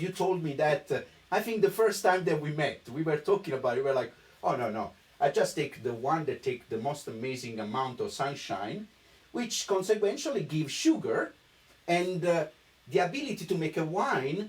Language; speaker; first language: English; non-native, fluent; Italian